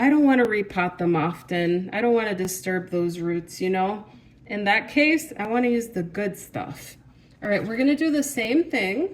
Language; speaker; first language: English; native; English